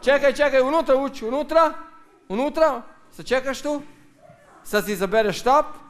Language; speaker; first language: Croatian; native; Croatian